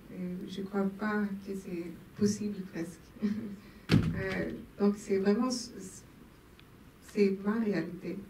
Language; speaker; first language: French; non-native, local second language; Swedish